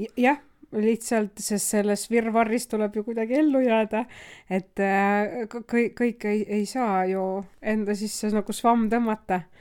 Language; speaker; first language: Estonian; non-native, local second language; Russian